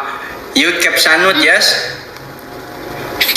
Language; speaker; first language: English; non-native, learner; Indonesian